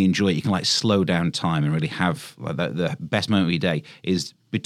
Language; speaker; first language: English; native; English